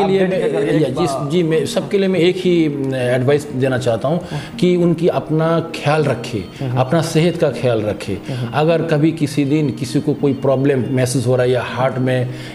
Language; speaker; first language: Hindi; non-native, fluent; Bangla